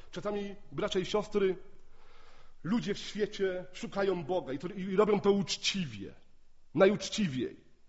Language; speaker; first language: Polish; native; Polish